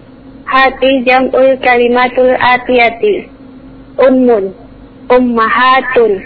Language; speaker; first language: Arabic; non-native, learner; Indonesian